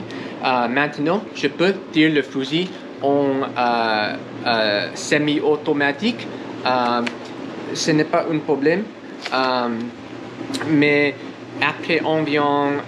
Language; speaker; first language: French; non-native, learner; English